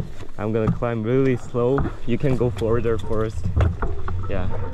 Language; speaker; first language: English; non-native, learner; Korean